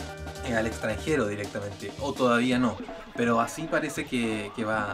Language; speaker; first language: Spanish; native; Spanish